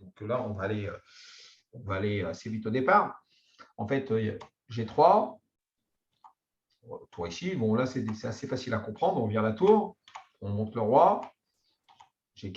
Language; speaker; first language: French; native; French